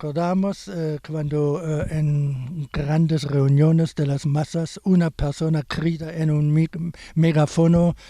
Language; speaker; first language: Spanish; non-native, fluent; German